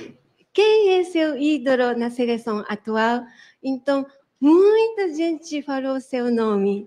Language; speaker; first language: Portuguese; non-native, learner; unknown